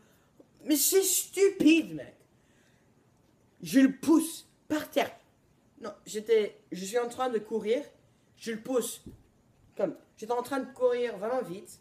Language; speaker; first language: French; non-native, learner; English